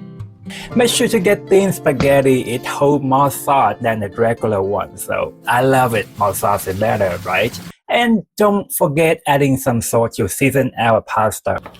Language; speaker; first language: English; non-native, fluent; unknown